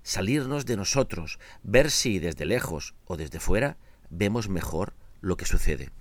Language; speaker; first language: Spanish; non-native, local second language; Catalan